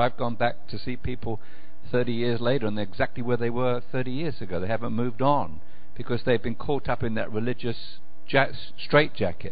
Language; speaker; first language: English; native; English